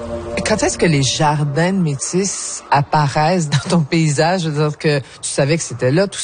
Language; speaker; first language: French; native; French